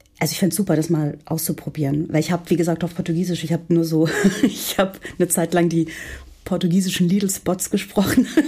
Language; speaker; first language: German; early bilingual, heritage; Portuguese